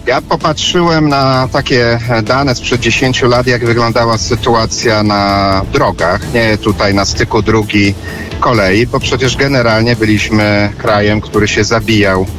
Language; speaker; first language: Polish; native; Polish